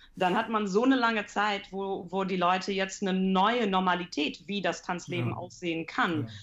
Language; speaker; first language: German; early bilingual, heritage; English